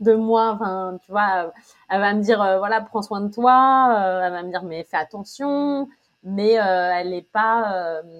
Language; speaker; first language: French; native; French